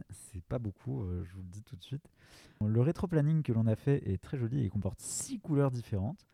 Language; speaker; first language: French; native; French